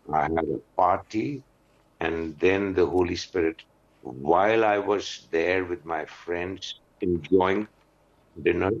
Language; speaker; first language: English; non-native, local second language; Urdu